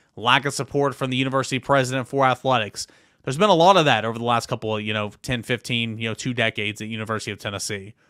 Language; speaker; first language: English; native; English